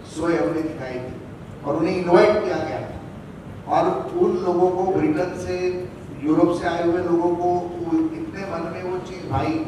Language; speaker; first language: Hindi; non-native, local second language; Marathi